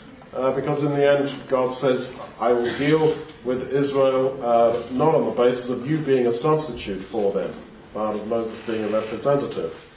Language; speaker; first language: English; native; English